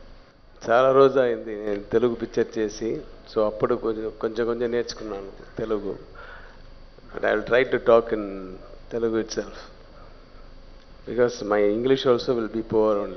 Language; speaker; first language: Telugu; non-native, learner; Tamil